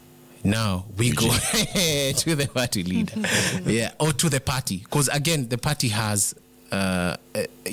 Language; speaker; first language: English; non-native, local second language; Kikuyu